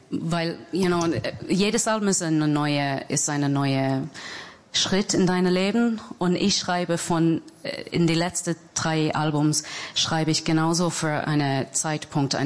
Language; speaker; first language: German; non-native, fluent; English